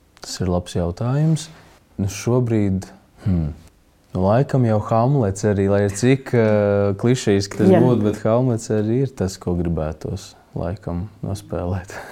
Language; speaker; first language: Latvian; native; Latvian